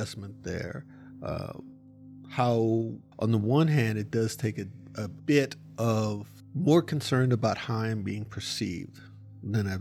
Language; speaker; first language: English; native; English